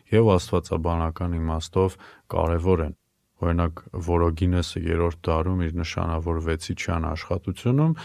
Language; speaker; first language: Armenian; native; Armenian